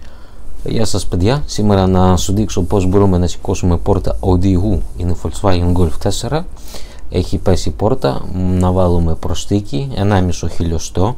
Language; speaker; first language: Greek; non-native, learner; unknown